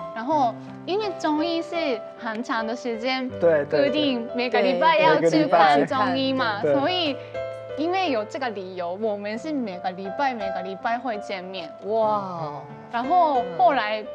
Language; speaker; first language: Chinese; non-native, fluent; Japanese